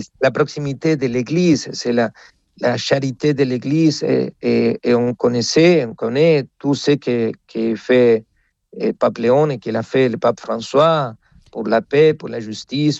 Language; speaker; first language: French; non-native, fluent; Spanish